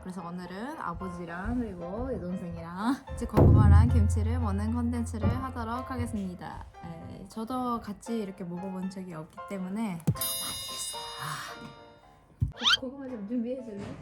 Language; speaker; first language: Korean; non-native, fluent; Japanese